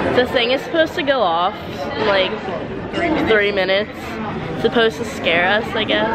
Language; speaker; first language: English; native; English